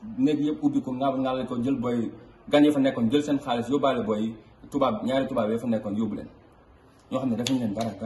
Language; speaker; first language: French; non-native, local second language; Wolof